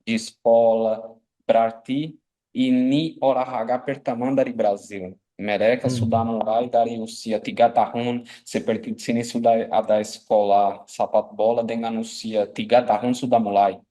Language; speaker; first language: Indonesian; non-native, fluent; Portuguese